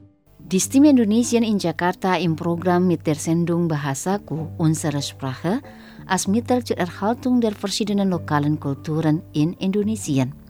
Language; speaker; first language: German; non-native, fluent; Indonesian